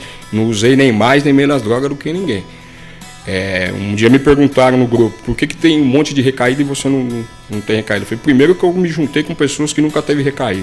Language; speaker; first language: Portuguese; native; Portuguese